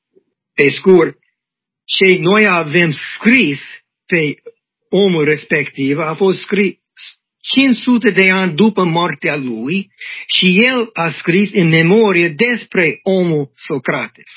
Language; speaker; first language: Romanian; non-native, learner; English